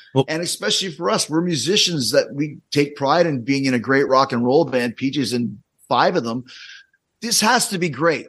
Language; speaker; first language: English; native; English